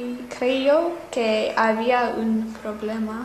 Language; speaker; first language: Spanish; non-native, learner; English